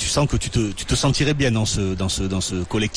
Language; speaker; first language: French; native; French